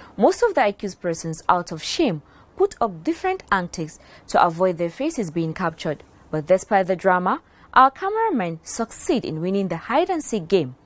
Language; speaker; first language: English; non-native, local second language; Hausa